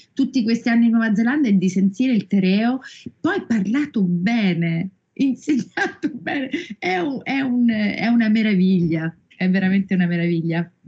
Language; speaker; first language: Italian; native; Italian